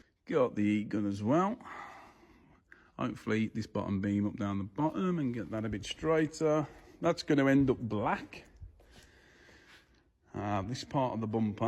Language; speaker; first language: English; native; English